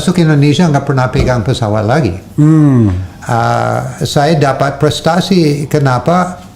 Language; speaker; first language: Indonesian; non-native, fluent; English